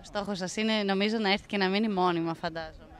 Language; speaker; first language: Greek; native; Greek